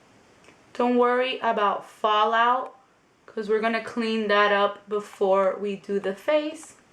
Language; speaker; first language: English; native; English